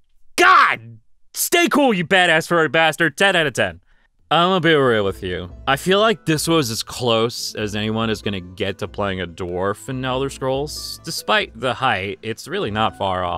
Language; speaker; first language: English; native; English